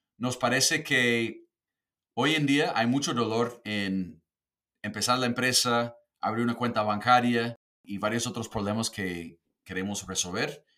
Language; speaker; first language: Spanish; non-native, fluent; English